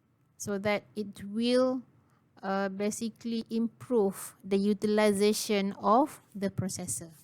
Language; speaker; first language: English; non-native, local second language; Malay